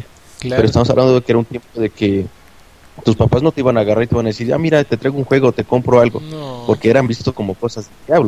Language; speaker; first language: Spanish; native; Spanish